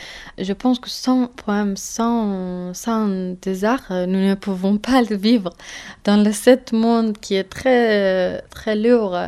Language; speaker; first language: French; non-native, learner; Persian